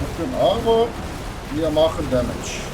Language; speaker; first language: German; native; German